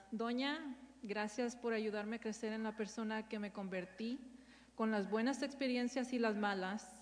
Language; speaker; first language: Spanish; early bilingual, heritage; Spanish